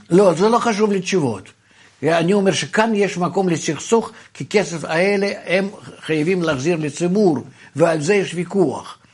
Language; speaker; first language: Hebrew; non-native, fluent; Russian